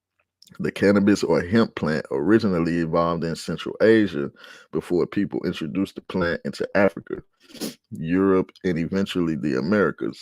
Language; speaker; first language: English; native; English